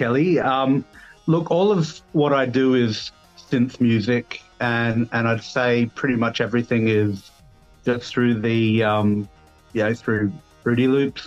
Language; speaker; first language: English; native; English